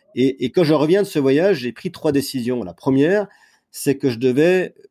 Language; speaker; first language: French; native; French